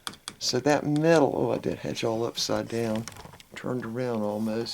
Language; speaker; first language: English; native; English